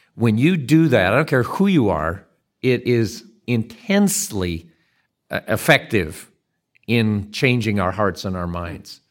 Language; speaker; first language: English; native; English